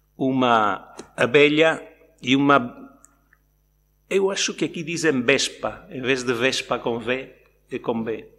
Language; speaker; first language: Portuguese; native; Portuguese